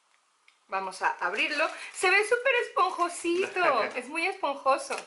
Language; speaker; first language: Spanish; native; Spanish